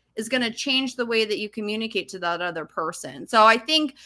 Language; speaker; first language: English; native; English